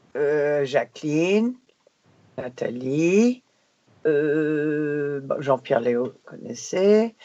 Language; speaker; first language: French; non-native, fluent; English